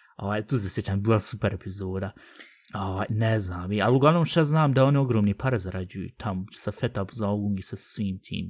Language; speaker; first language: Bosnian; early bilingual, heritage; Bosnian